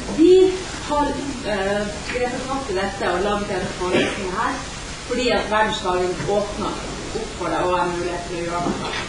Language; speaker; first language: Norwegian; native; Norwegian